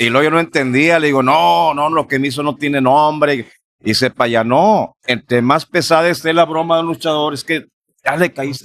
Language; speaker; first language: Spanish; native; Spanish